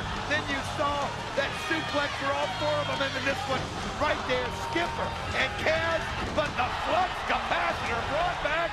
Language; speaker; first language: English; native; English